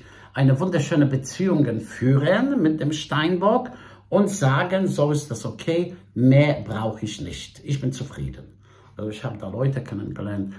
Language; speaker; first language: German; non-native, fluent; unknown